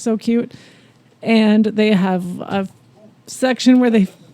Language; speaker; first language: English; native; English